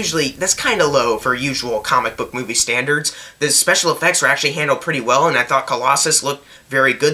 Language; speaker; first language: English; native; English